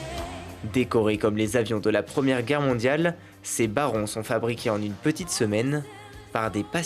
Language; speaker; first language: French; native; French